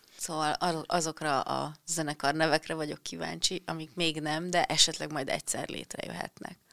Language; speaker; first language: Hungarian; native; Hungarian